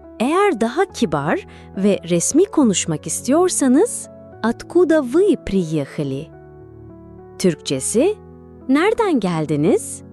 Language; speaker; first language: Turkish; non-native, fluent; Russian